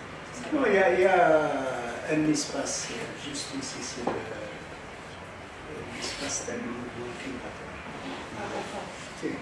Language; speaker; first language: French; non-native, local second language; Arabic